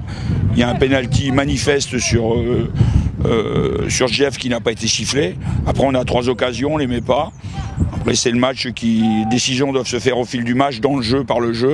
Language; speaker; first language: French; native; French